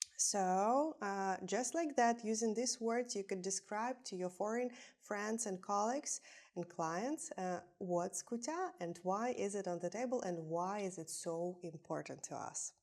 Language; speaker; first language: English; non-native, fluent; Ukrainian